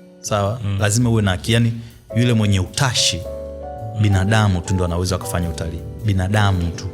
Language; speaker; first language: Swahili; native; Swahili